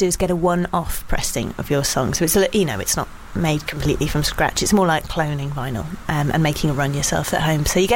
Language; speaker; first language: English; native; English